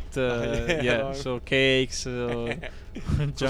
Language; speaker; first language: English; non-native, learner; Italian